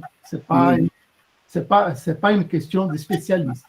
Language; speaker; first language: French; non-native, fluent; Portuguese